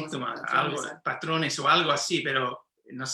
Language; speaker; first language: Spanish; non-native, fluent; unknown